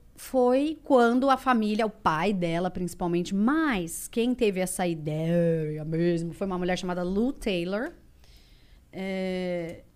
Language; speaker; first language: Portuguese; native; Portuguese